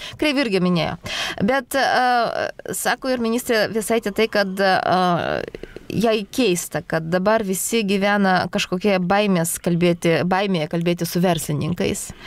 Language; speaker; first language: Lithuanian; non-native, local second language; Polish